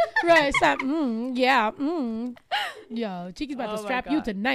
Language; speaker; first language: English; early bilingual, other home language; Spanish